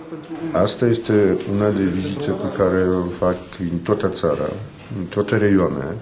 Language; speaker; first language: Romanian; non-native, fluent; Polish